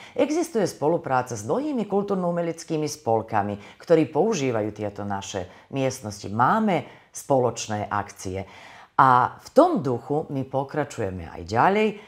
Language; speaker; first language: Slovak; native; Slovak